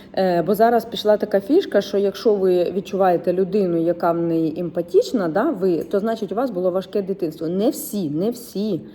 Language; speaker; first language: Ukrainian; non-native, local second language; Russian